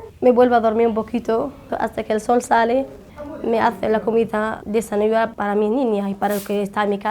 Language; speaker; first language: Spanish; non-native, learner; Arabic